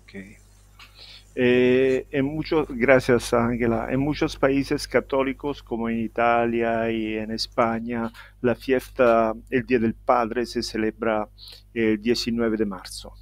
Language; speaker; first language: Spanish; non-native, fluent; Italian